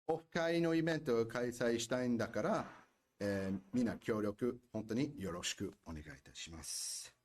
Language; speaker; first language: Japanese; non-native, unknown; English